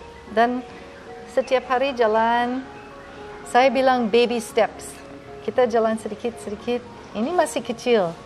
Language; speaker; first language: Indonesian; non-native, fluent; English